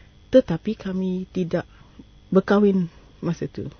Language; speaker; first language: Malay; non-native, local second language; Chinese